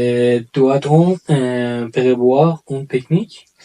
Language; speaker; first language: French; non-native, learner; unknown